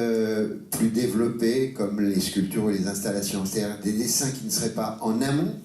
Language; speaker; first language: French; native; French